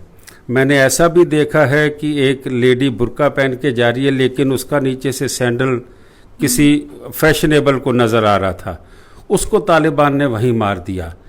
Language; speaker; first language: Hindi; non-native, local second language; Punjabi